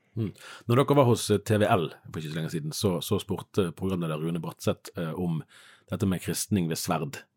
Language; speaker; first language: Norwegian; native; Norwegian